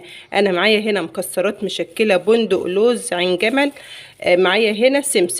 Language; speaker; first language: Arabic; native; Arabic